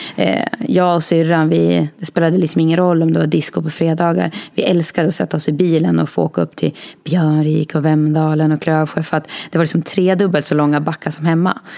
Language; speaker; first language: Swedish; native; Swedish